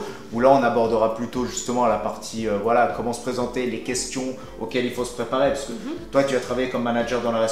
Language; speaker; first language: French; native; French